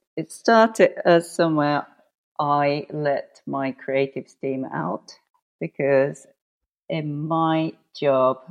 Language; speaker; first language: English; non-native, fluent; Japanese